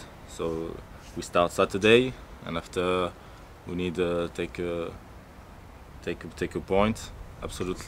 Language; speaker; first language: English; non-native, learner; French